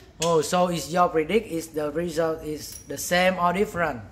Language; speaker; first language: English; non-native, learner; Vietnamese